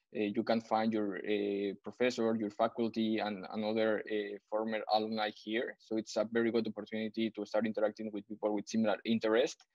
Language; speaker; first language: English; non-native, fluent; Spanish